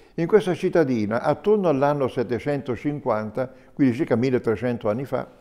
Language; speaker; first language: Italian; native; Italian